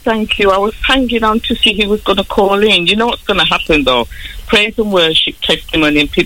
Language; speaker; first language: English; native; English